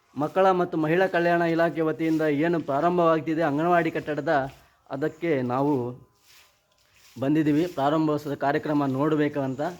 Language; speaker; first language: Kannada; native; Kannada